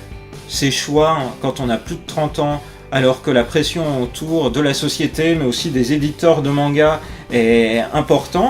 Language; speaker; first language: French; native; French